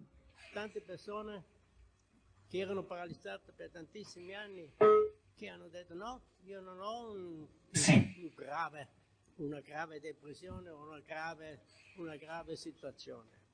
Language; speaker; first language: Italian; non-native, fluent; German